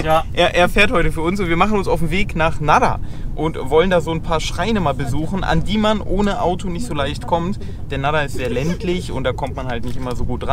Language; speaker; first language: German; native; German